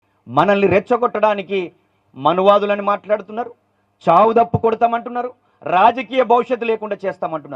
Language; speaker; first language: Telugu; native; Telugu